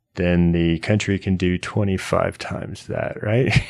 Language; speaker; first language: English; native; English